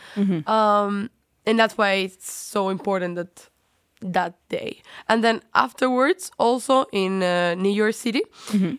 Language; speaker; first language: English; non-native, fluent; Spanish